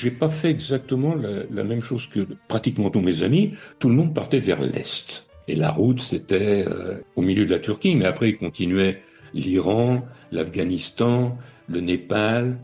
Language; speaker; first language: French; native; French